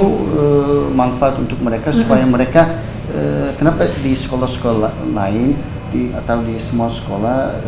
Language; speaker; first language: Indonesian; non-native, fluent; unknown